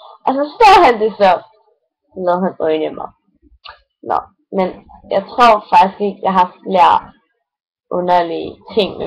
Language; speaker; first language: Danish; native; Danish